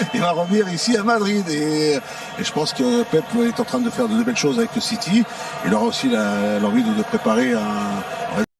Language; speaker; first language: French; native; French